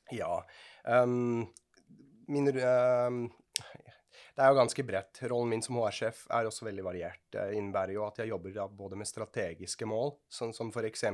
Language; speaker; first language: Norwegian; non-native, fluent; Swiss German